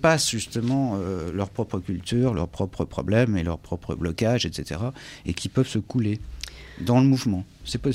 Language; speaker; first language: French; native; French